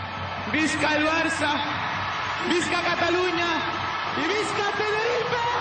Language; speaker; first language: Catalan; non-native, local second language; Spanish